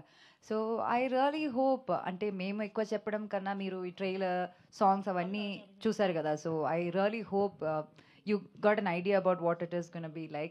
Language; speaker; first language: Telugu; non-native, local second language; Malayalam